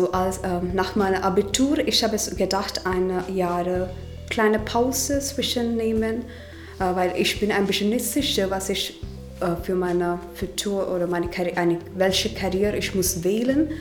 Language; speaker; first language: German; non-native, learner; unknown